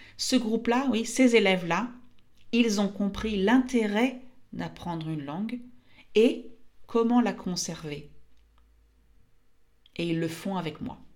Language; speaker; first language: French; native; French